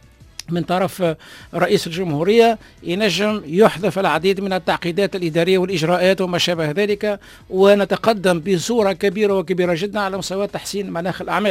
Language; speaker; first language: Arabic; native; Arabic